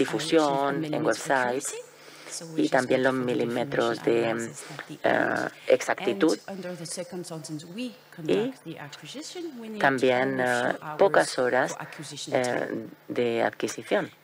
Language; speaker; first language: Spanish; non-native, fluent; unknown